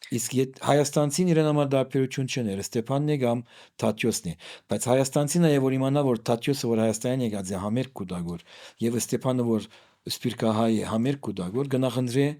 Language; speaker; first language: Armenian; native; Armenian